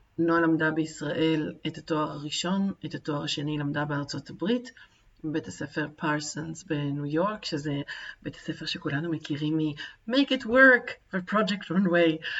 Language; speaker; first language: Hebrew; native; Hebrew